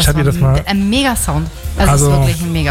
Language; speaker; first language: German; native; German